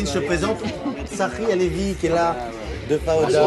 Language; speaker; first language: French; native; French